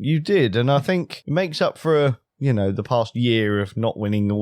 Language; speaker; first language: English; native; English